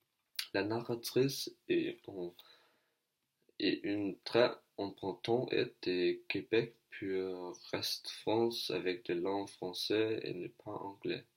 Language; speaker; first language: French; non-native, learner; Danish